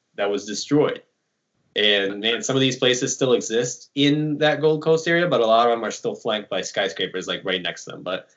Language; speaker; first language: English; early bilingual, other home language; Ukrainian